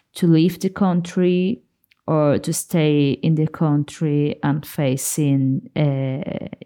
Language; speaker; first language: English; non-native, fluent; Spanish